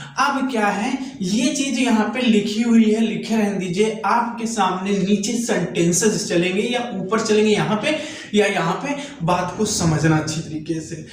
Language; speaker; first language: Hindi; native; Hindi